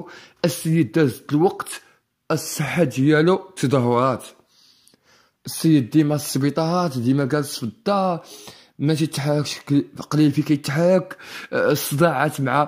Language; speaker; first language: Arabic; native; Arabic